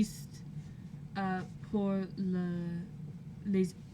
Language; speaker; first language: French; non-native, learner; English